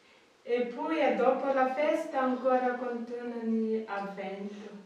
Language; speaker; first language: Italian; non-native, learner; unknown